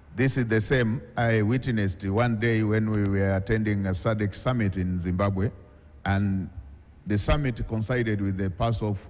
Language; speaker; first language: English; non-native, local second language; Swahili